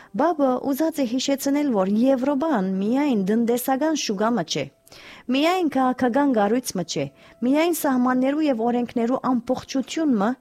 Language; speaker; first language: Armenian; early bilingual, heritage; Armenian